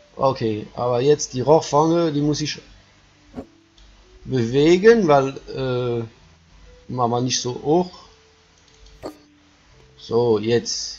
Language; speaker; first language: German; non-native, fluent; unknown